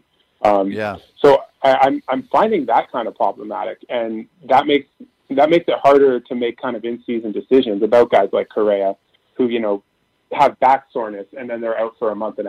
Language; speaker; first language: English; native; English